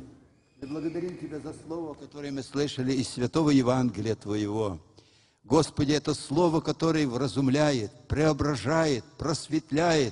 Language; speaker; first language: Russian; native; Russian